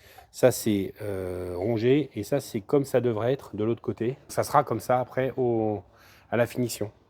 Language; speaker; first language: French; native; French